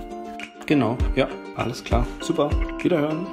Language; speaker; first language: German; native; German